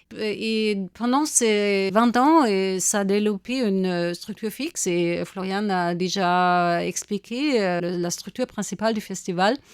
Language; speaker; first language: French; non-native, fluent; German